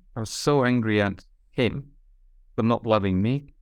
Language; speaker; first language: English; non-native, fluent; Hungarian